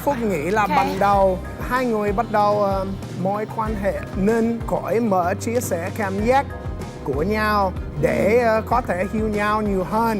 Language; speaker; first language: Vietnamese; non-native, learner; English